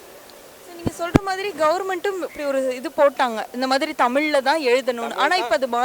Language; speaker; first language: Tamil; native; Tamil